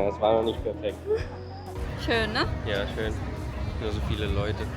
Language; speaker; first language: German; native; German